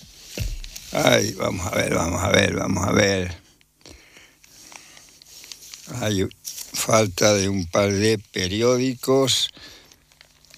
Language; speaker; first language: Spanish; native; Spanish